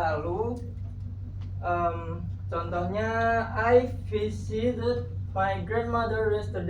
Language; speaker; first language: English; non-native, learner; Indonesian